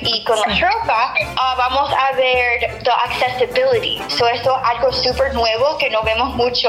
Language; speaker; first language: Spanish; early bilingual, heritage; English